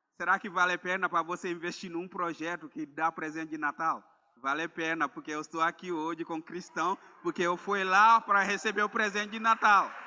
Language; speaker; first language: Portuguese; non-native, fluent; Mandingo